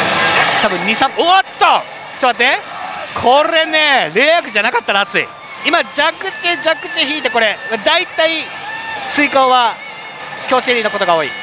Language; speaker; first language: Japanese; native; Japanese